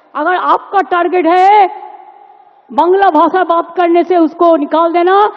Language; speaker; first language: Hindi; non-native, local second language; Bangla